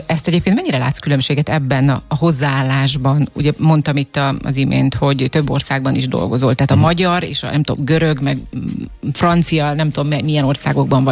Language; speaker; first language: Hungarian; native; Hungarian